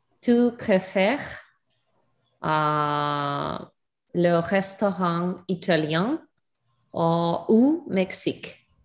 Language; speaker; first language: French; non-native, learner; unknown